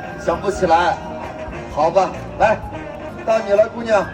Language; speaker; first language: Chinese; native; Chinese